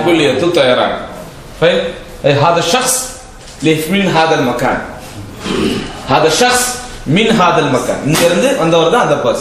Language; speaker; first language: Arabic; non-native, fluent; Tamil